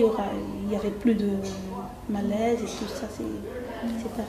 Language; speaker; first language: French; non-native, local second language; Malagasy